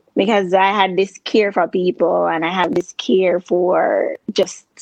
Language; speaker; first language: English; non-native, local second language; Jamaican Creole English